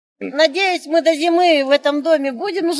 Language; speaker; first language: Russian; native; Russian